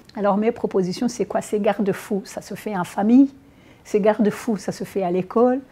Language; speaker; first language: French; non-native, local second language; Kinyarwanda